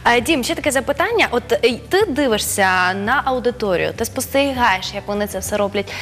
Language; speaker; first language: Ukrainian; native; Ukrainian